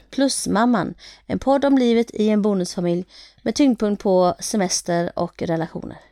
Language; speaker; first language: Swedish; early bilingual, other home language; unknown